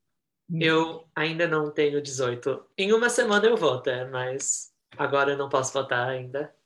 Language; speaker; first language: Portuguese; early bilingual, heritage; Portuguese